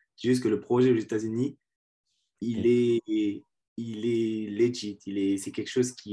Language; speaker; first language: French; native; French